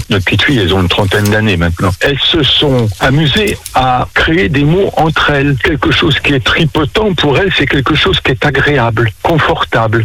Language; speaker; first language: French; native; French